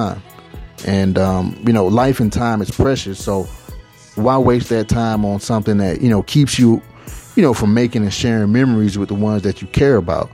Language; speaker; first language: English; native; English